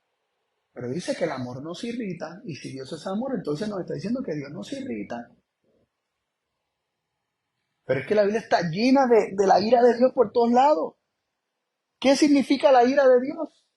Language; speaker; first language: Spanish; native; Spanish